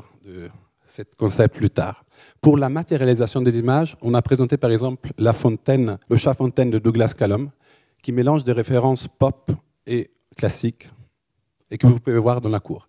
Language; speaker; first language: French; native; French